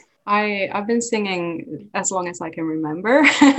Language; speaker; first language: English; non-native, fluent; Swedish